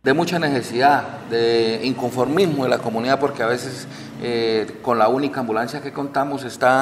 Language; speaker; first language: Spanish; native; Spanish